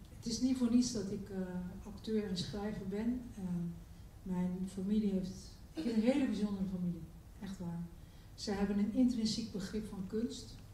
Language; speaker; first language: Dutch; early bilingual, other home language; Turkish